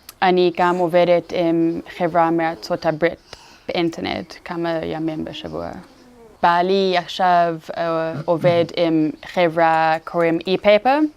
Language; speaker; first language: Hebrew; non-native, learner; English